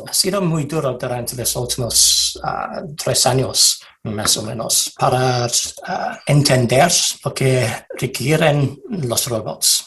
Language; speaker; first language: Spanish; non-native, fluent; English